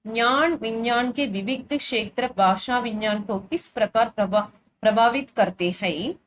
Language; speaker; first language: Hindi; non-native, local second language; Tamil